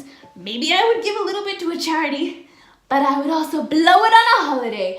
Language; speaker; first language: English; native; English